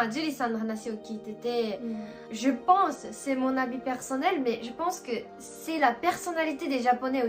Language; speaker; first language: French; non-native, fluent; Japanese